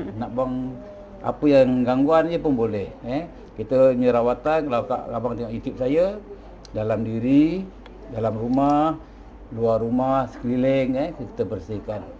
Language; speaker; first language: Malay; native; Malay